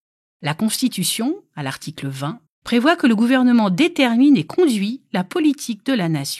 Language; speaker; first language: French; native; French